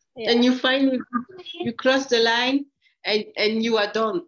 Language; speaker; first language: English; early bilingual, other home language; French